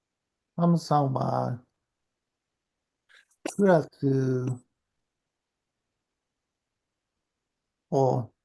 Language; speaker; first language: Japanese; non-native, learner; English